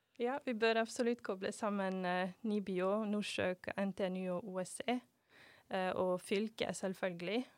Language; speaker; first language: Norwegian; non-native, fluent; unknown